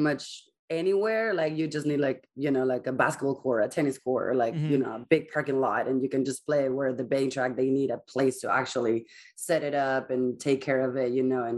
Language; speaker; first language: English; non-native, fluent; Spanish